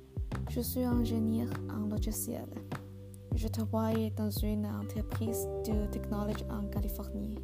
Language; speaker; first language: French; non-native, learner; English